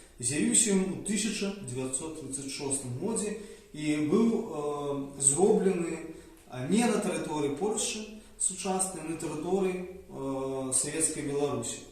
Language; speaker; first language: Belarusian; native; Belarusian